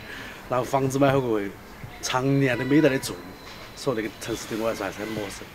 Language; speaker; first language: Chinese; native; Chinese